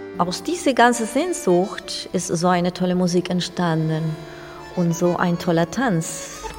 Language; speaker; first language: German; non-native, fluent; Spanish